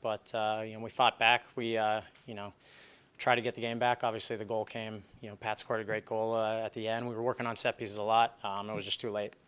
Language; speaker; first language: English; native; English